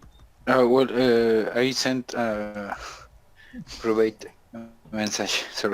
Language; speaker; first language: English; non-native, learner; Spanish